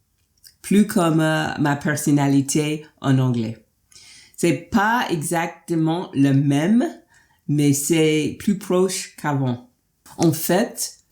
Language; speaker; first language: French; non-native, fluent; English